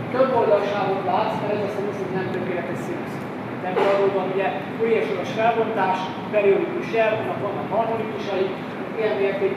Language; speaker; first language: Hungarian; native; Hungarian